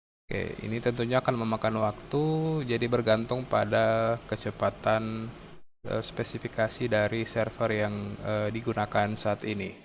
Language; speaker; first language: Indonesian; native; Indonesian